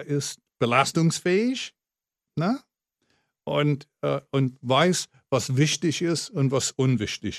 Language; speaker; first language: German; non-native, fluent; English